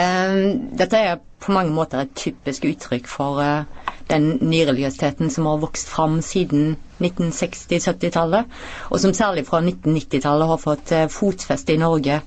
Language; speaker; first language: Norwegian; native; Norwegian